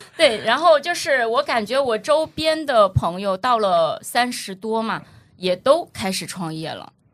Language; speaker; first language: Chinese; native; Chinese